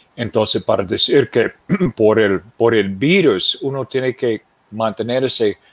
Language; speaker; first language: Spanish; non-native, fluent; English